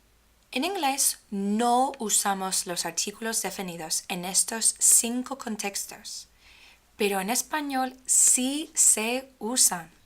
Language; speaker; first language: Spanish; non-native, fluent; English